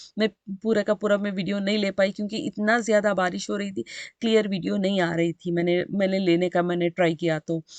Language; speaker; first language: Hindi; non-native, local second language; Urdu